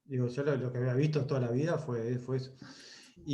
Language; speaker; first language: Spanish; native; Spanish